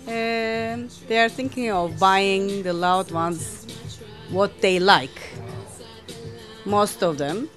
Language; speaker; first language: English; non-native, learner; Greek